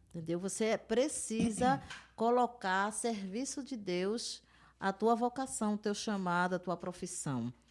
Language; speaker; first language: Portuguese; native; Portuguese